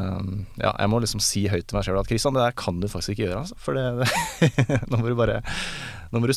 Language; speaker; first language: Norwegian; native; Norwegian